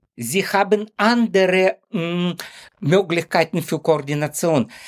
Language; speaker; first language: German; non-native, learner; Ukrainian